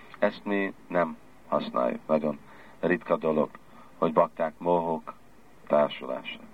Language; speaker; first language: Hungarian; early bilingual, heritage; Hungarian